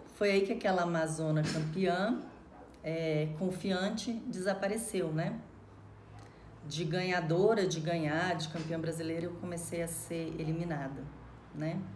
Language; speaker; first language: Portuguese; native; Portuguese